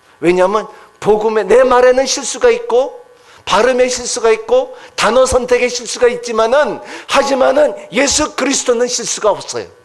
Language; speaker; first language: Korean; non-native, fluent; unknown